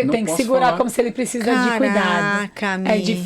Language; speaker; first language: Portuguese; native; Portuguese